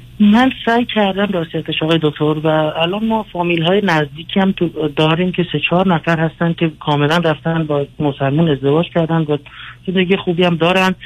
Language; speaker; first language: Persian; early bilingual, other home language; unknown